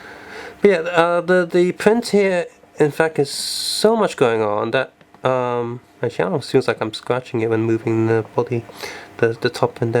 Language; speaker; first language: English; native; English